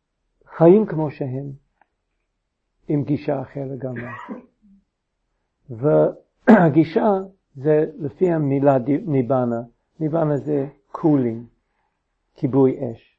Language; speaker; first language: Hebrew; non-native, fluent; English